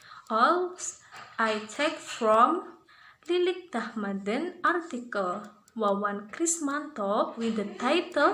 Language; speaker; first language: English; non-native, learner; Indonesian